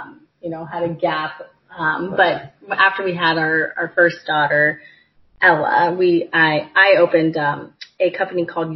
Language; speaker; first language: English; native; English